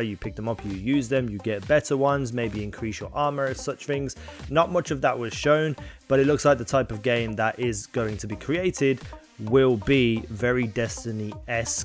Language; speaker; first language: English; native; English